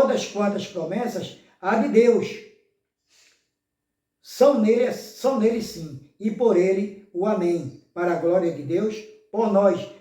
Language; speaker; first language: Portuguese; native; Portuguese